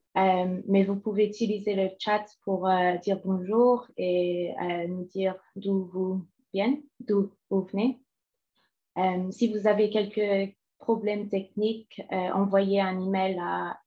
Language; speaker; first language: French; non-native, fluent; English